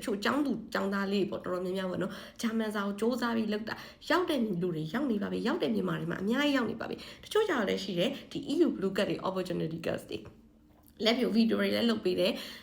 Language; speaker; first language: Burmese; native; Burmese